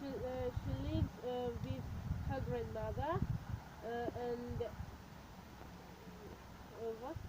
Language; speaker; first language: English; non-native, learner; Tajik